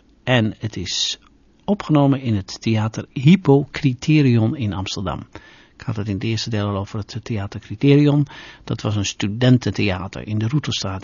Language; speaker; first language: Dutch; native; Dutch